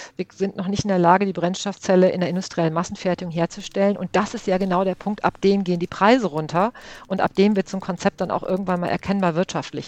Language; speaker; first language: German; native; German